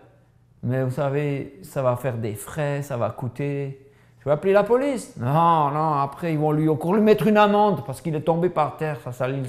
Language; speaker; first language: French; native; French